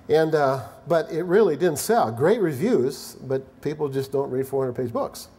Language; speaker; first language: English; native; English